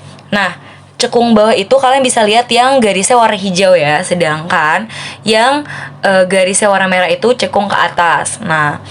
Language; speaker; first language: Indonesian; native; Indonesian